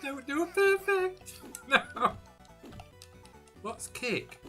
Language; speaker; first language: English; native; English